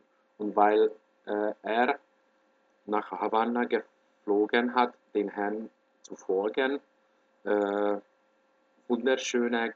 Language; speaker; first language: German; non-native, fluent; Hungarian